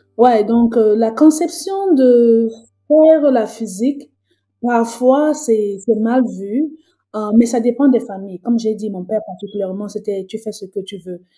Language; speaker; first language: French; native; French